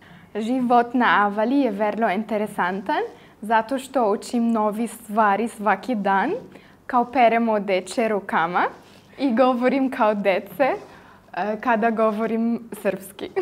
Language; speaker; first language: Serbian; non-native, learner; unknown